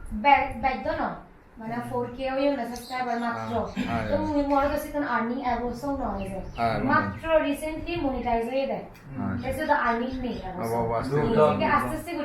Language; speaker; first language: Hindi; non-native, local second language; Chakma